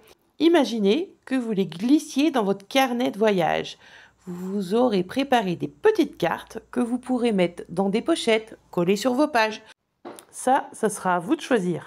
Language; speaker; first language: French; native; French